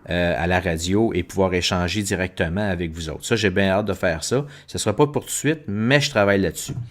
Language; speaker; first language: French; native; French